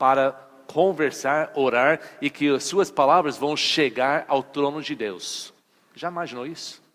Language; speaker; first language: Portuguese; non-native, fluent; English